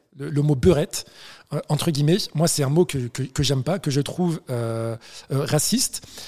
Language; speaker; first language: French; native; French